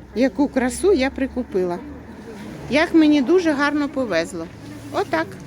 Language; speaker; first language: Ukrainian; native; Ukrainian